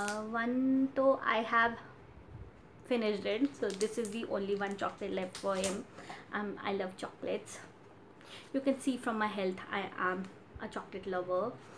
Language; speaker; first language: English; non-native, local second language; Hindi